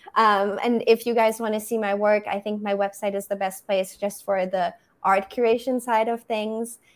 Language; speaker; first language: English; non-native, fluent; German